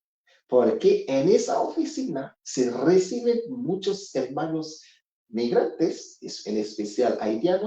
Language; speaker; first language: Spanish; non-native, fluent; Haitian Creole